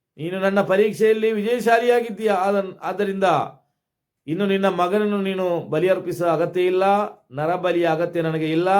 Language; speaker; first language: Kannada; non-native, local second language; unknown